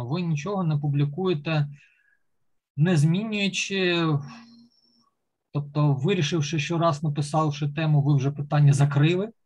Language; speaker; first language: Ukrainian; native; Ukrainian